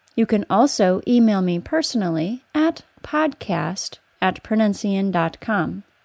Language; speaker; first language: English; native; English